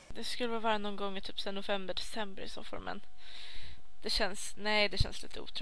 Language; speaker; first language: Swedish; native; Swedish